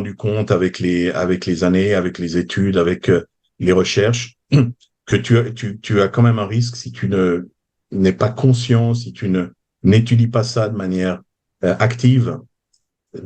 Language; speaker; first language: French; native; French